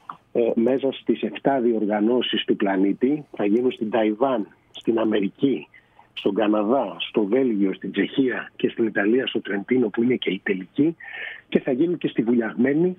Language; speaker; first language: Greek; native; Greek